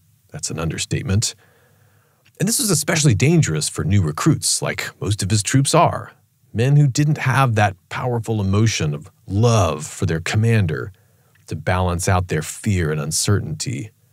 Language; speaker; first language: English; native; English